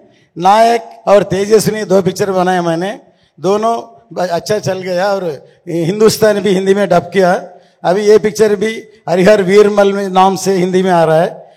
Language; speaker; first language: Hindi; non-native, local second language; Tamil